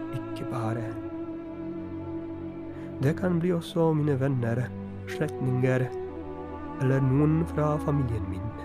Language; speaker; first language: Norwegian; non-native, fluent; Polish